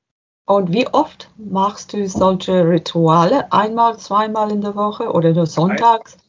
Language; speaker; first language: German; non-native, learner; English